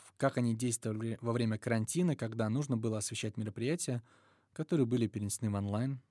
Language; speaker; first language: Russian; native; Russian